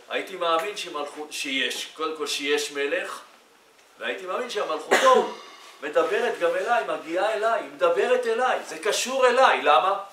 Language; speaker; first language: Hebrew; native; Hebrew